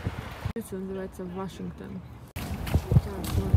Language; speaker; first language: Russian; native; Russian